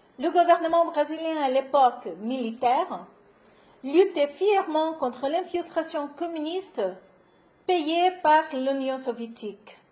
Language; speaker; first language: French; non-native, fluent; Portuguese